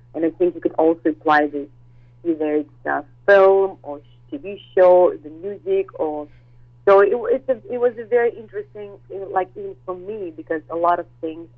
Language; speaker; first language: English; non-native, fluent; Russian